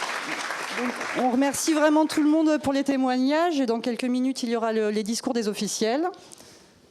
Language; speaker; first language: French; native; French